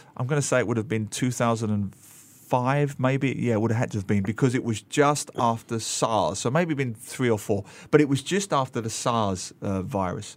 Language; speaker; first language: English; native; English